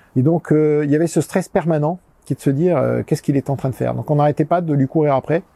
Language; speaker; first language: French; native; French